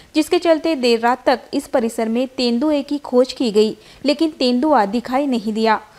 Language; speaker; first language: Hindi; non-native, local second language; Marathi